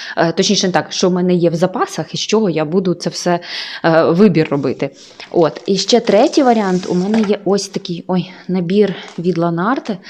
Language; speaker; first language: Ukrainian; native; Ukrainian